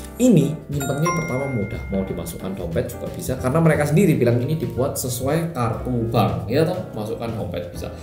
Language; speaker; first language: Indonesian; non-native, fluent; Korean